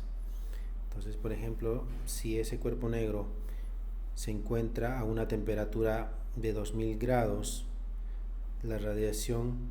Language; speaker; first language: Spanish; native; Spanish